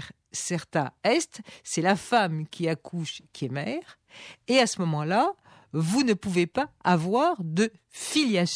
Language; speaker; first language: French; native; French